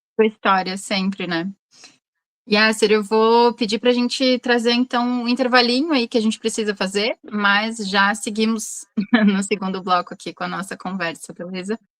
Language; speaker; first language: Portuguese; native; Portuguese